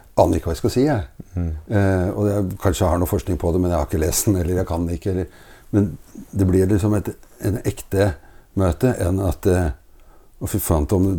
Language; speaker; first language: Norwegian; native; Norwegian